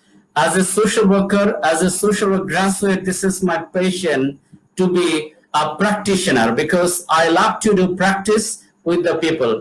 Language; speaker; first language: English; non-native, fluent; Bangla